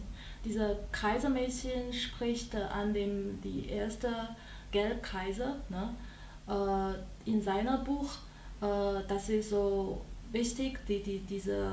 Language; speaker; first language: German; non-native, learner; Chinese